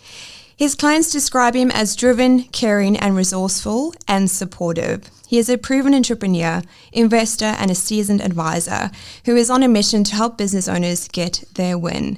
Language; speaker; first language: English; native; English